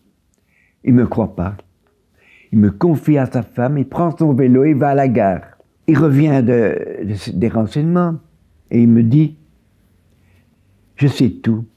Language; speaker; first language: French; native; French